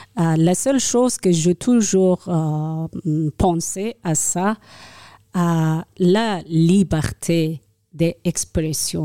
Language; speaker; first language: French; non-native, learner; Persian